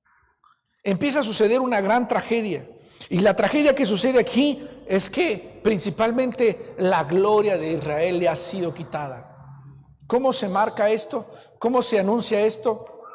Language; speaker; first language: Spanish; native; Spanish